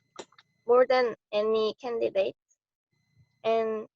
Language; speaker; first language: English; non-native, learner; Korean